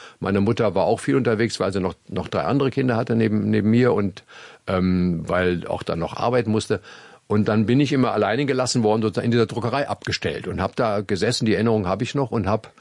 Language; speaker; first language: German; native; German